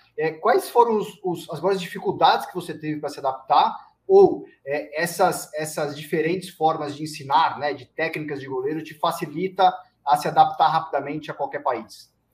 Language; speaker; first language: Portuguese; native; Portuguese